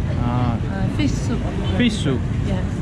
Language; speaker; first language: English; non-native, learner; Burmese